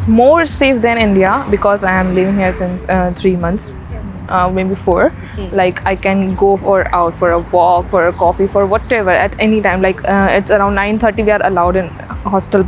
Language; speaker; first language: English; non-native, fluent; Hindi